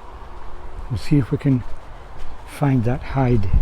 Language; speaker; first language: English; native; English